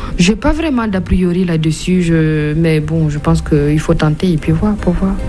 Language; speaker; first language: French; non-native, local second language; Mossi